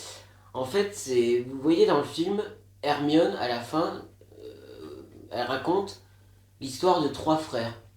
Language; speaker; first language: French; native; French